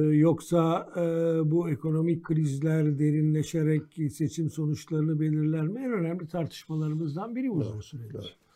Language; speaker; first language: Turkish; native; Turkish